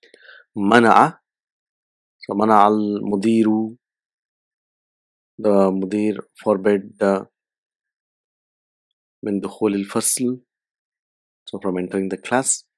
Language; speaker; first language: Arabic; non-native, fluent; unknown